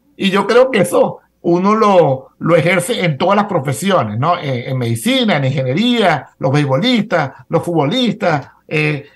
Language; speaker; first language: Spanish; native; Spanish